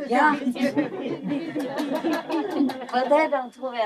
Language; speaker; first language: French; non-native, learner; Vietnamese